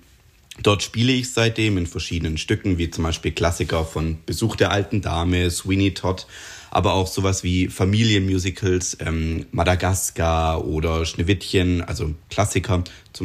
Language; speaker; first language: German; native; German